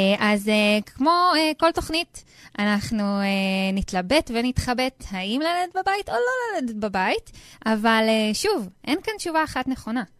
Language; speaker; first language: Hebrew; native; Hebrew